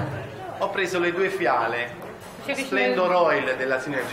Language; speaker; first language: Italian; native; Italian